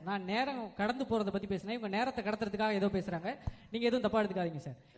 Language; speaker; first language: Tamil; native; Tamil